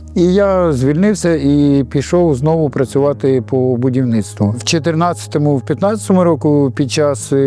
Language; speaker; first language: Ukrainian; native; Ukrainian